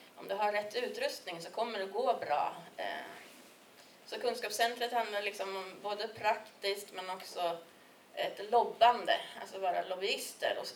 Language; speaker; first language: Swedish; native; Swedish